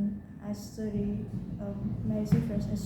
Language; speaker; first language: English; non-native, learner; Vietnamese